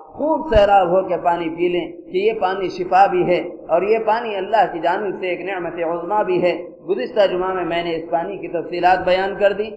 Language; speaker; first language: Urdu; native; Urdu